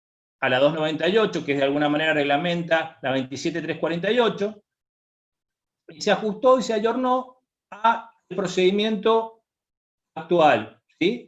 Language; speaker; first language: Spanish; native; Spanish